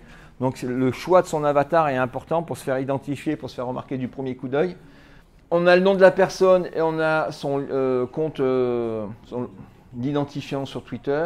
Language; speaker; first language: French; native; French